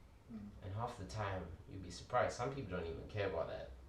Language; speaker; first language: English; early bilingual, other home language; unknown